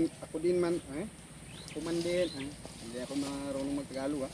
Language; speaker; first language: Filipino; non-native, local second language; Cebuano